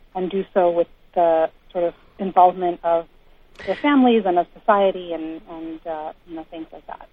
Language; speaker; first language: English; native; English